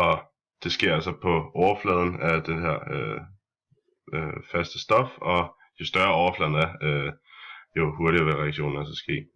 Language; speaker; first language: Danish; native; Danish